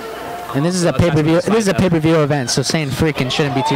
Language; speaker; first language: English; native; English